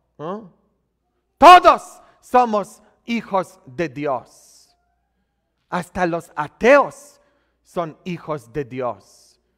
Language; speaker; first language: Spanish; non-native, fluent; Polish